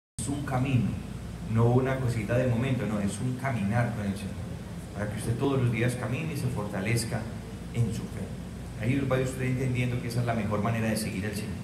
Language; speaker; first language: Spanish; native; Spanish